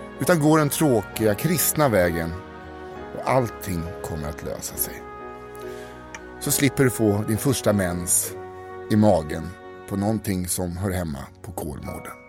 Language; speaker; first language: Swedish; native; Swedish